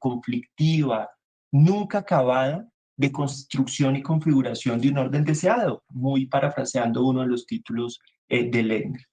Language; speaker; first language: Spanish; native; Spanish